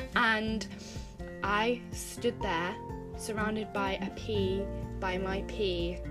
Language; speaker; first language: English; native; English